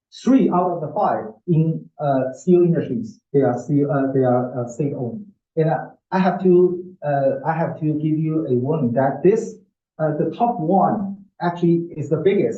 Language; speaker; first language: English; non-native, fluent; Chinese